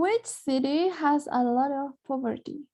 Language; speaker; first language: English; non-native, fluent; Spanish